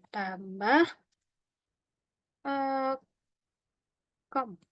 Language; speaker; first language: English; non-native, learner; Indonesian